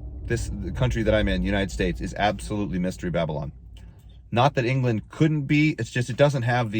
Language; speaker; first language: English; native; English